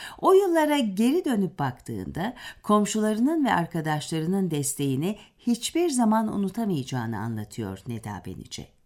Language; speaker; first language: Turkish; native; Turkish